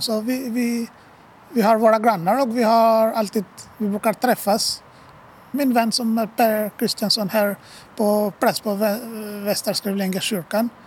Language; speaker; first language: Swedish; non-native, fluent; Arabic